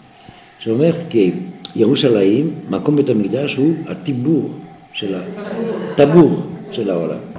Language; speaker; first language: Hebrew; non-native, fluent; French